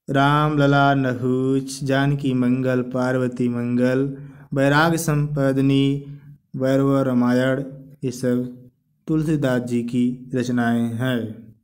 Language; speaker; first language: Hindi; native; Hindi